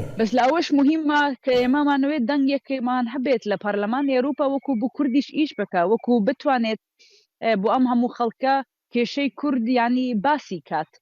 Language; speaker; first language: Central Kurdish; early bilingual, heritage; Central Kurdish